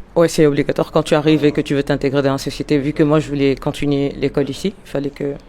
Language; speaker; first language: French; non-native, local second language; Lingala